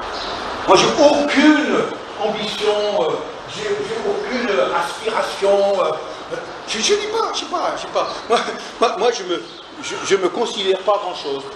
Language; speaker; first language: French; native; French